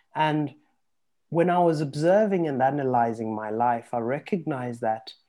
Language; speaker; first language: English; early bilingual, other home language; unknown